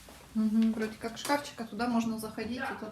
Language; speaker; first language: Russian; native; Russian